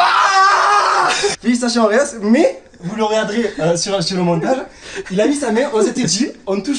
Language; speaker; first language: French; native; French